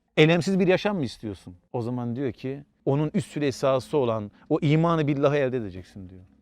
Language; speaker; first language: Turkish; native; Turkish